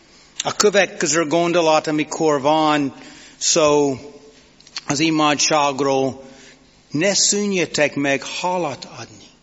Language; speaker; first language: Hungarian; non-native, fluent; English